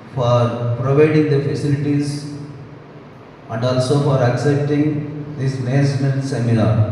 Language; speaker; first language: English; non-native, local second language; Tamil